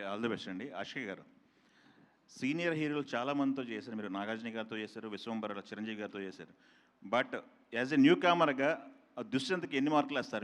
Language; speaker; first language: Telugu; native; Telugu